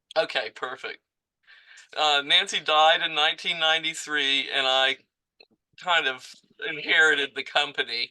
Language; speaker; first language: English; native; English